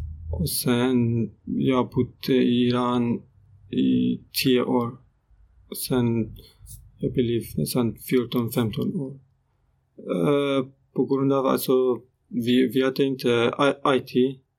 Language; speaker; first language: Swedish; non-native, learner; Persian